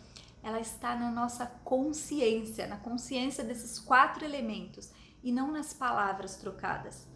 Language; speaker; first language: Portuguese; native; Portuguese